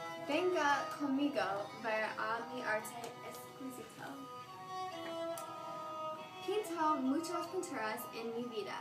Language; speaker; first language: Spanish; non-native, learner; English